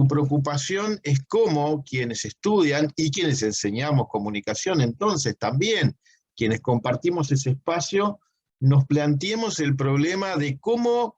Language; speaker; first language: Spanish; native; Spanish